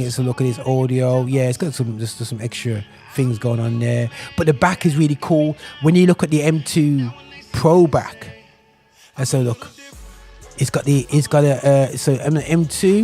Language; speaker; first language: English; native; English